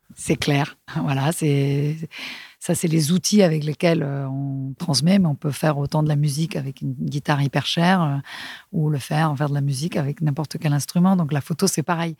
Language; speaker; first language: French; non-native, fluent; Spanish